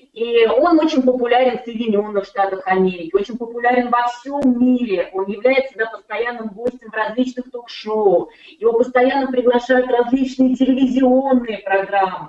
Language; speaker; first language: Russian; native; Russian